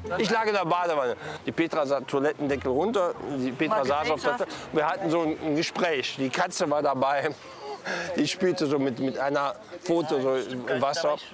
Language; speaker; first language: German; native; German